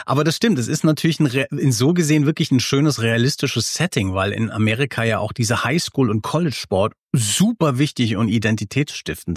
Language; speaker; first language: German; native; German